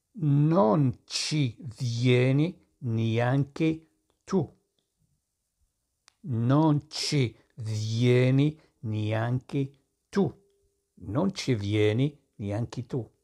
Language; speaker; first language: Italian; non-native, fluent; Arabic